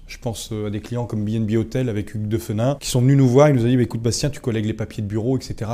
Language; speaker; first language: French; native; French